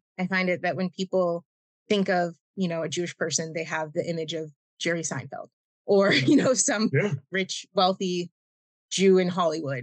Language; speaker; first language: English; native; English